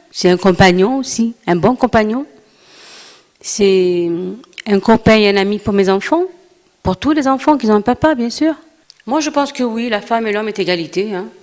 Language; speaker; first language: French; non-native, local second language; Arabic